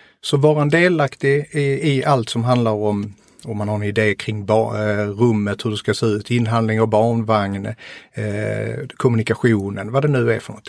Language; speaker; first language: Swedish; native; Swedish